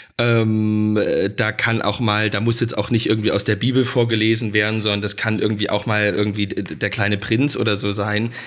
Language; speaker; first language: German; native; German